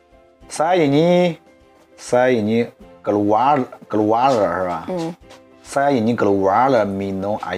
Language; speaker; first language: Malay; non-native, learner; Chinese